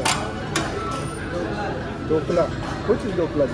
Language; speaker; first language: Russian; non-native, learner; Marathi